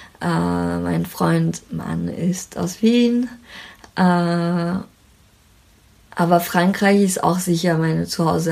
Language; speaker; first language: German; non-native, fluent; French